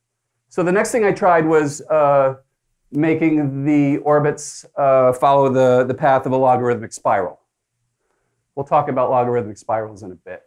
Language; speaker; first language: English; native; English